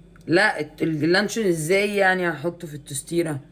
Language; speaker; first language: Arabic; native; Arabic